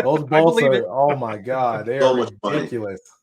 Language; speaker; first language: English; native; English